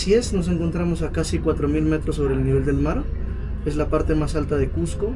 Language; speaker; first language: Spanish; native; Spanish